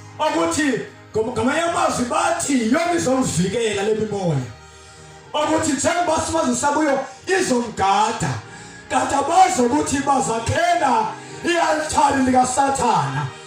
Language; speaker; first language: Zulu; non-native, local second language; Xhosa